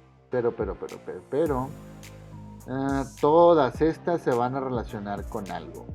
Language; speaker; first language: Spanish; native; Spanish